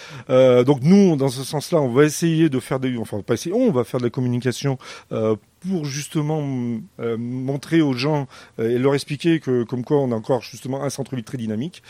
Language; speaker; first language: French; native; French